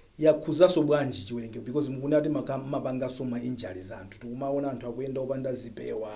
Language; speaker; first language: Nyanja; native; Nyanja